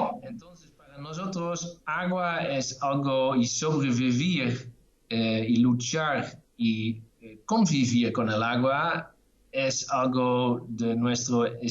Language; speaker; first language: Spanish; non-native, fluent; Dutch